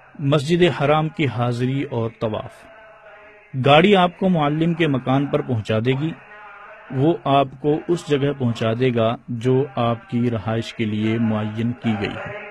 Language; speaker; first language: Urdu; native; Urdu